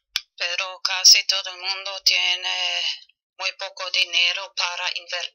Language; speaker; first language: Spanish; non-native, fluent; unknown